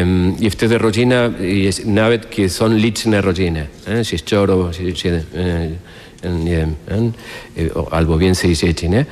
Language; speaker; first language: Polish; non-native, fluent; Spanish